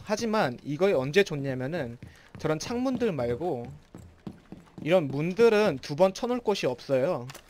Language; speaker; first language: Korean; early bilingual, heritage; Korean